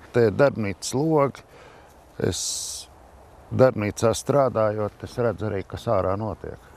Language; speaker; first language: Latvian; native; Latvian